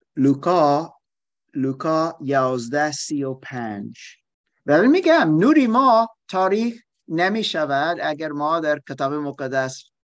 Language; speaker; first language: Persian; non-native, learner; German